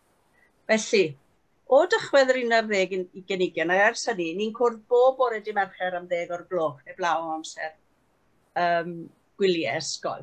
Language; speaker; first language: Welsh; native; Welsh